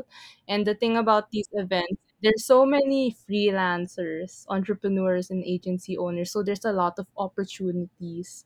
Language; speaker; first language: English; non-native, local second language; Filipino